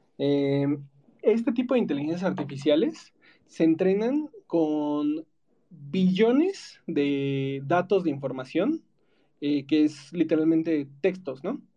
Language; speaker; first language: Spanish; native; Spanish